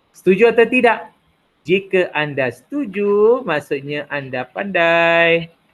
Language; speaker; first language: Malay; non-native, local second language; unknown